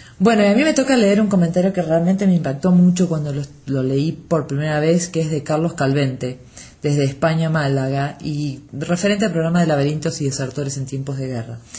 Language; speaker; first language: Spanish; native; Spanish